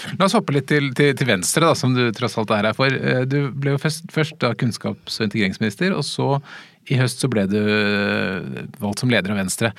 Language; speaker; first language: Norwegian; native; Norwegian